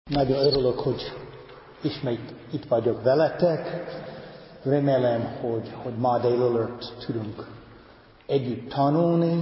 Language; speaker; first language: Hungarian; non-native, fluent; English